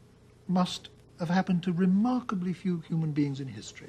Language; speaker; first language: English; native; English